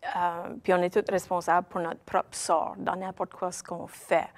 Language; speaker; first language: French; native; French